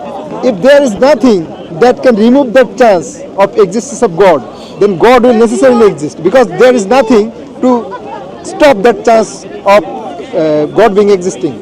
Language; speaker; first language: English; non-native, fluent; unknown